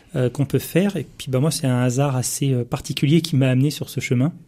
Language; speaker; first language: French; native; French